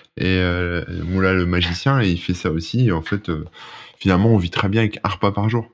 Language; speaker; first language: French; native; French